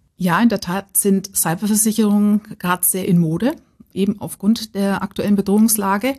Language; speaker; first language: German; native; German